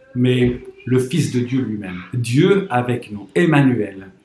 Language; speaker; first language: French; non-native, local second language; Arabic